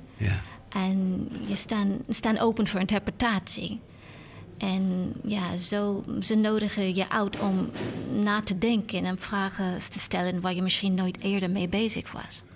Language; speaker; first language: Dutch; non-native, learner; English